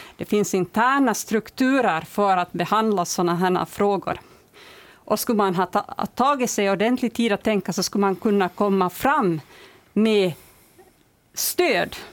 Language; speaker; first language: Swedish; native; Swedish